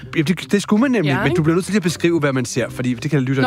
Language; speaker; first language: Danish; native; Danish